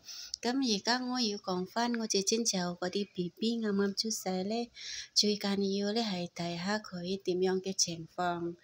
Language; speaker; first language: Cantonese; non-native, fluent; Indonesian